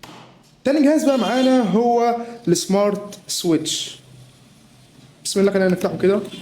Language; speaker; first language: Arabic; native; Arabic